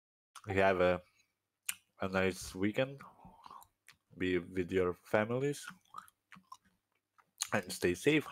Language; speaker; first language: English; non-native, learner; Lithuanian